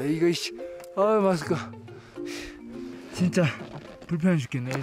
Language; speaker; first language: Korean; native; Korean